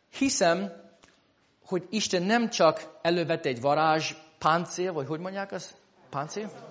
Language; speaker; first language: Hungarian; non-native, fluent; English